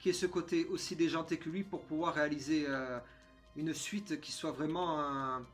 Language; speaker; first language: French; native; French